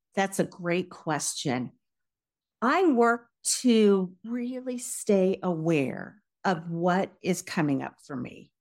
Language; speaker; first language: English; native; English